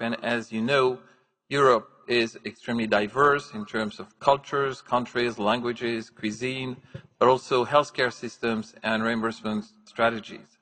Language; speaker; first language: English; non-native, fluent; French